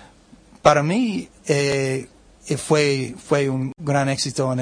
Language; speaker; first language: Spanish; non-native, learner; English